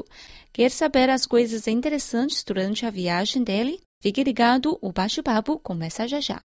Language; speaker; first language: Portuguese; non-native, fluent; Chinese